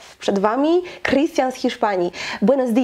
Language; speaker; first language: Polish; native; Polish